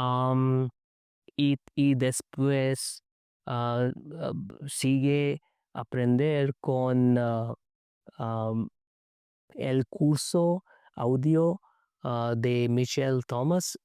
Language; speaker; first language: Spanish; non-native, learner; English